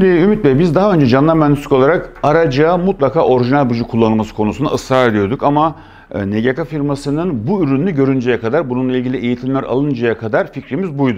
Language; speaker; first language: Turkish; native; Turkish